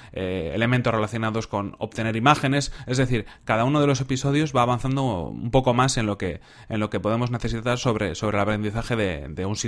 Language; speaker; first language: Spanish; native; Spanish